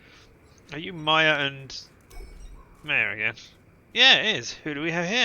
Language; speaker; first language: English; native; English